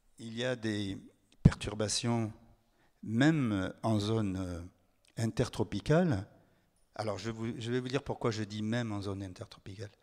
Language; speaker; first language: French; native; French